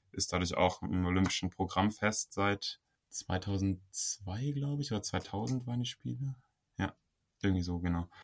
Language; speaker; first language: German; native; German